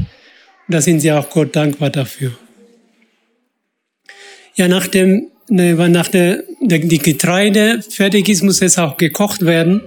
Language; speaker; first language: German; non-native, fluent; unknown